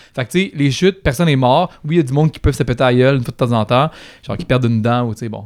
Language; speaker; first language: French; native; French